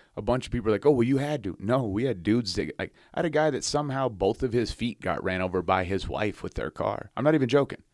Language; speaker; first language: English; native; English